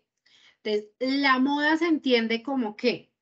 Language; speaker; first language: Spanish; native; Spanish